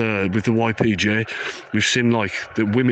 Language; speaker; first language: English; native; English